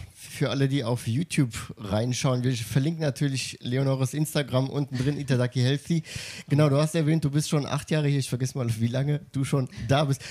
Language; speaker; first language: German; native; German